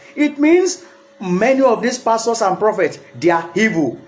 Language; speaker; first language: English; non-native, local second language; Yoruba